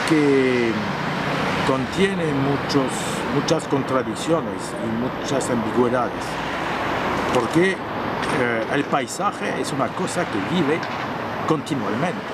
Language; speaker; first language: Spanish; non-native, fluent; French